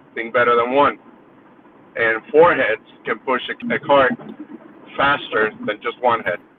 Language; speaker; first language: English; early bilingual, other home language; Spanish